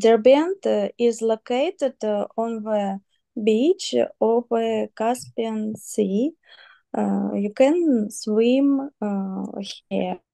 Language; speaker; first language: English; non-native, learner; Russian